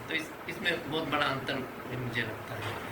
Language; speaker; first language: Hindi; non-native, fluent; Japanese